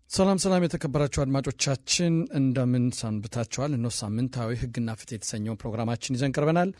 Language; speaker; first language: Amharic; native; Amharic